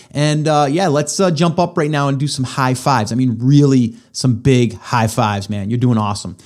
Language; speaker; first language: English; native; English